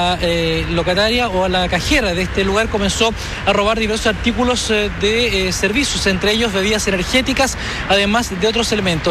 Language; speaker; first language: Spanish; native; Spanish